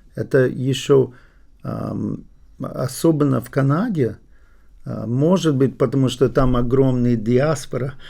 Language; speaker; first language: Russian; non-native, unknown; English